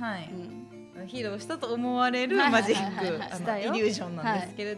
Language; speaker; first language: Japanese; native; Japanese